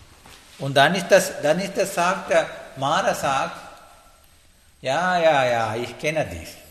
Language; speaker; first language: German; non-native, learner; Sinhala